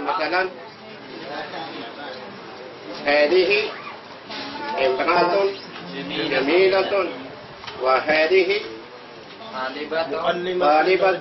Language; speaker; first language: Arabic; non-native, learner; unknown